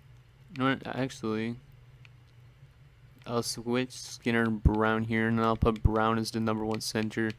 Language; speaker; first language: English; native; English